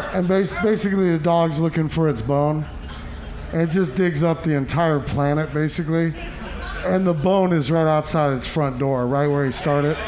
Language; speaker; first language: English; native; English